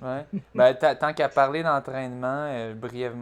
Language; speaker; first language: French; native; French